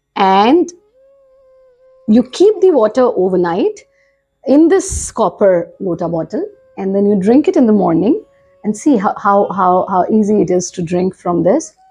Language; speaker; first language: English; non-native, local second language; Hindi